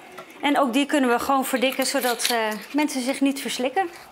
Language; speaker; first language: Dutch; native; Dutch